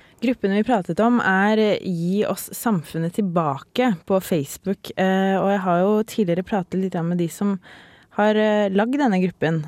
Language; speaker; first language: Norwegian; native; Norwegian